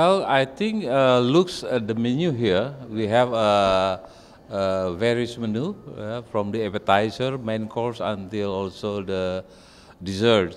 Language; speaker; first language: English; non-native, fluent; Indonesian